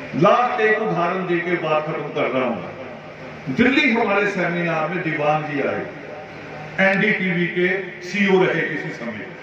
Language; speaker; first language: Hindi; non-native, local second language; Punjabi